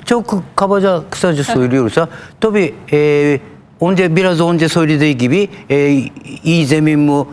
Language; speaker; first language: Turkish; non-native, learner; Japanese